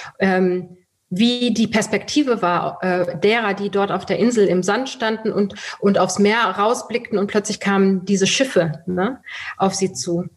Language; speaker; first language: German; early bilingual, other home language; Persian